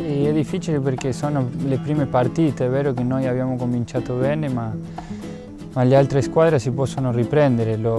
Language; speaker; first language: Italian; non-native, fluent; Spanish